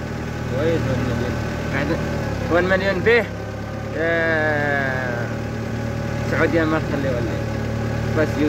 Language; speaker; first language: Arabic; non-native, learner; Filipino